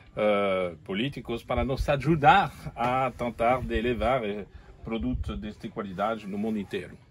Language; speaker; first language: Portuguese; non-native, fluent; French